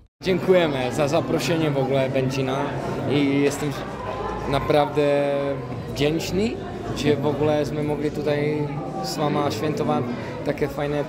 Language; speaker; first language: Polish; non-native, learner; Czech